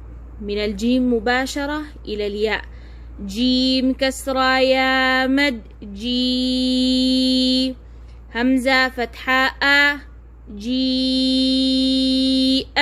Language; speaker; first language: Arabic; non-native, fluent; Oromo